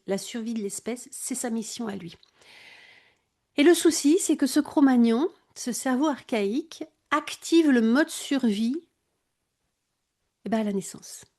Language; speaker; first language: French; native; French